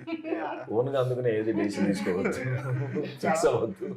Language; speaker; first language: Telugu; native; Telugu